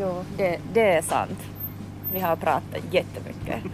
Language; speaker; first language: Swedish; non-native, local second language; Finnish